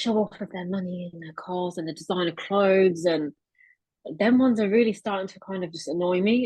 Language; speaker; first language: English; native; English